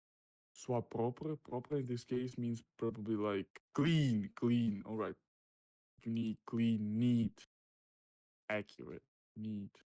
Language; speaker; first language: English; non-native, learner; Russian